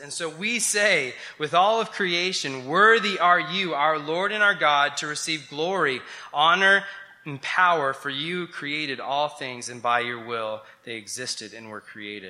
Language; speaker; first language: English; native; English